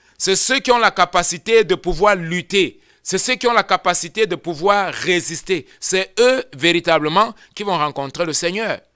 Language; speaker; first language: French; non-native, local second language; Lingala